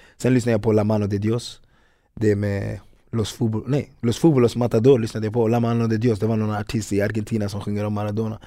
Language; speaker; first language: Swedish; early bilingual, other home language; Ganda